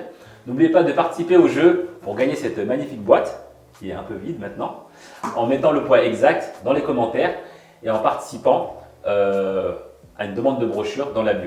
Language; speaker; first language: French; native; French